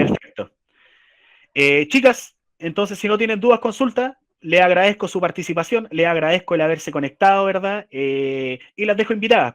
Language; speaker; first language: Spanish; native; Spanish